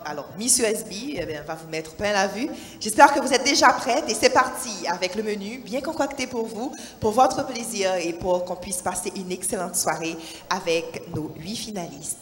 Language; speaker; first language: French; non-native, local second language; Haitian Creole